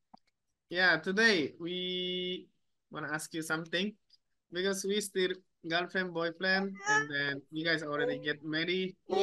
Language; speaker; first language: English; non-native, learner; Japanese